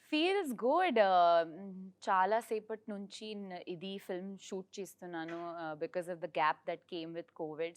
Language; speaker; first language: Telugu; early bilingual, heritage; Telugu